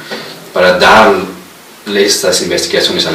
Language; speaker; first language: Spanish; non-native, fluent; English